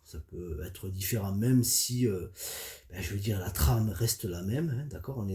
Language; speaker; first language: French; native; French